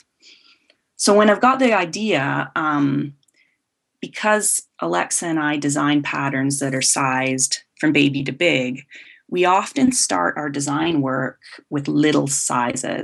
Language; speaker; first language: English; native; English